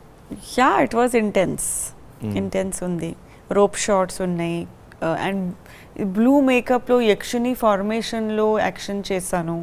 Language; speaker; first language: Telugu; non-native, learner; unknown